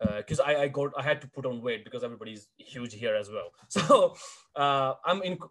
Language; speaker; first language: English; non-native, local second language; Hindi